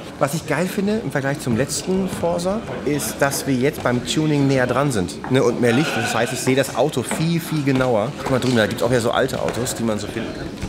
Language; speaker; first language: German; native; German